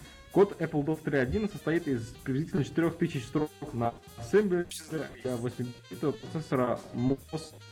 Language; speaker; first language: Russian; native; Russian